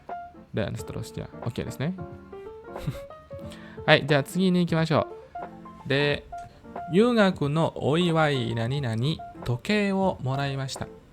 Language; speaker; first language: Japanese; non-native, fluent; Indonesian